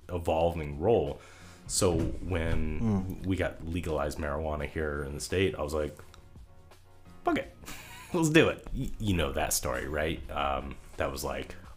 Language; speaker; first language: English; native; English